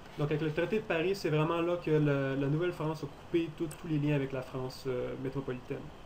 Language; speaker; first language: French; native; French